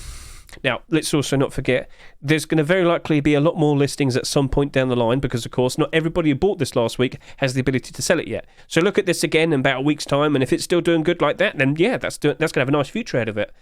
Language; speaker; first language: English; native; English